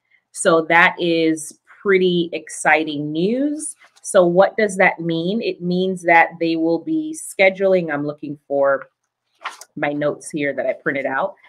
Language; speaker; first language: English; native; English